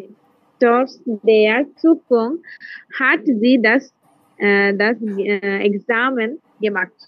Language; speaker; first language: German; non-native, learner; Bangla